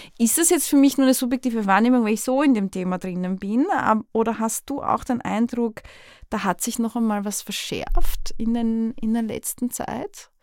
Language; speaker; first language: German; native; German